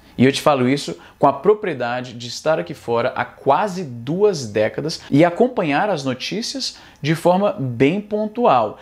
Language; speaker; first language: Portuguese; native; Portuguese